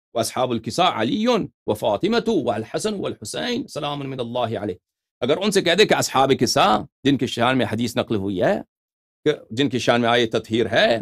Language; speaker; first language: Urdu; native; Urdu